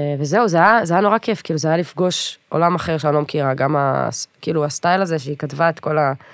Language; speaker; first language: Hebrew; native; Hebrew